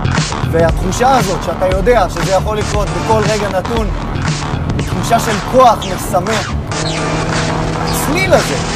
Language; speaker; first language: Hebrew; native; Hebrew